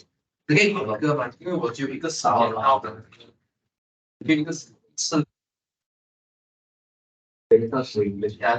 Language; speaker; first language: Chinese; native; Chinese